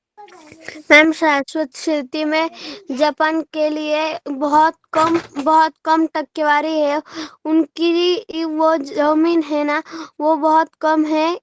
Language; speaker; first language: Hindi; non-native, local second language; Marathi